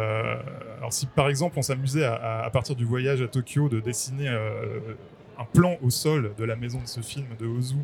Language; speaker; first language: French; native; French